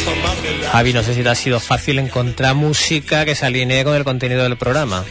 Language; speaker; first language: Spanish; native; Spanish